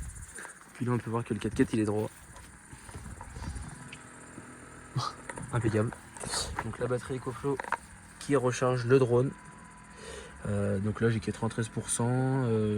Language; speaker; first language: French; native; French